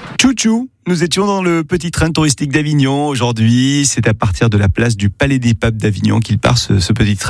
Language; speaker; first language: French; native; French